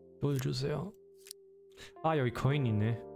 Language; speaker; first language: Korean; non-native, learner; German